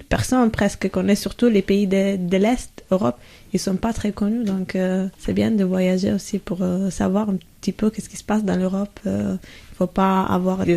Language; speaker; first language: French; non-native, fluent; Italian